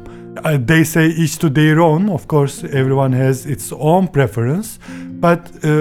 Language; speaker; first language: English; non-native, fluent; Turkish